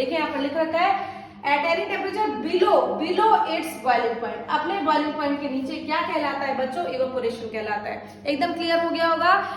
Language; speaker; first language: Hindi; native; Hindi